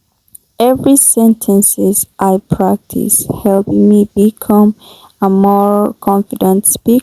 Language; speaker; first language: English; non-native, learner; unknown